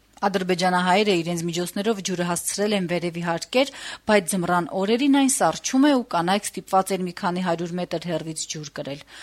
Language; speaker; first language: Armenian; native; Armenian